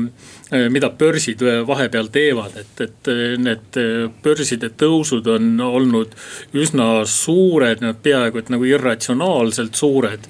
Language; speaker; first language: Estonian; native; Estonian